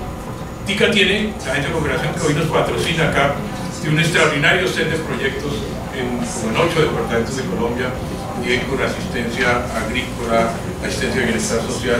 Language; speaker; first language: Spanish; native; Spanish